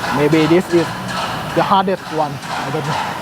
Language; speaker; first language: English; non-native, learner; Thai